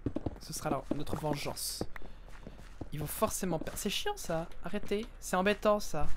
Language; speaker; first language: French; native; French